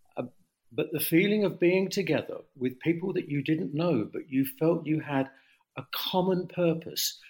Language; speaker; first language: English; native; English